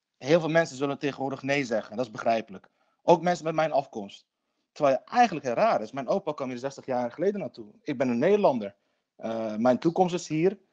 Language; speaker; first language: Dutch; early bilingual, other home language; Turkish